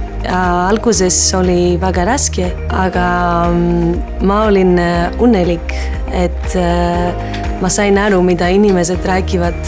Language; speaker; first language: Estonian; non-native, learner; Greek